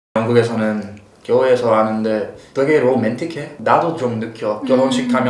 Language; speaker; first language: Korean; non-native, learner; English